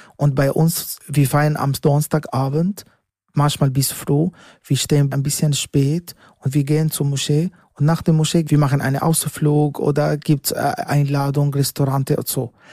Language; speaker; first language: German; non-native, learner; Arabic